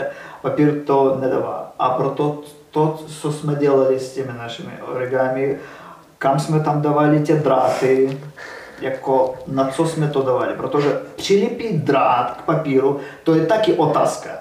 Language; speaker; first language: Czech; non-native, learner; Russian